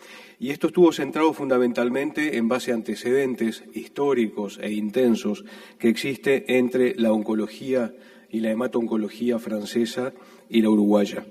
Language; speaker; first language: Spanish; native; Spanish